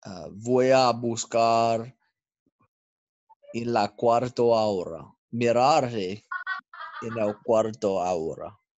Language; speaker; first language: Spanish; non-native, learner; English